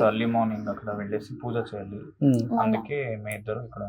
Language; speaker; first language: Telugu; non-native, local second language; Kannada